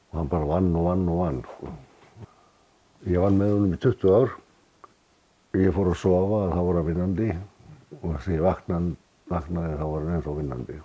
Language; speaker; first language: Icelandic; native; Icelandic